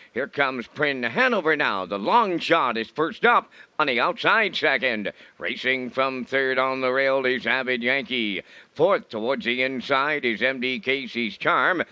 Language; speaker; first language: English; native; English